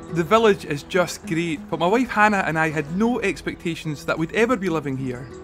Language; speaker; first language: English; native; English